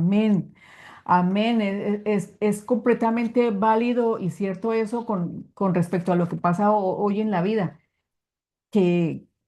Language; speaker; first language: Spanish; native; Spanish